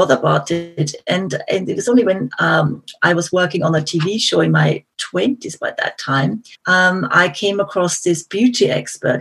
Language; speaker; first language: English; non-native, fluent; German